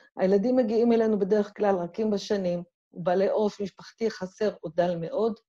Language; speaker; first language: Hebrew; native; Hebrew